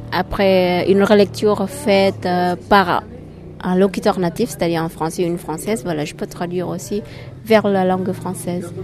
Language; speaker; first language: French; non-native, fluent; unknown